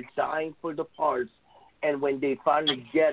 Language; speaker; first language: English; non-native, fluent; Korean